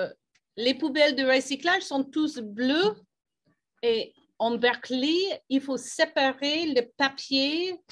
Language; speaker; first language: French; non-native, fluent; English